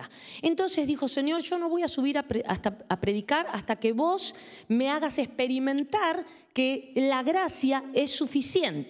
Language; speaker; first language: Spanish; native; Spanish